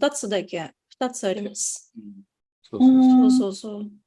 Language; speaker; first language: Japanese; non-native, fluent; Tatar